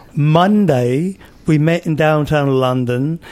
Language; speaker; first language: English; native; English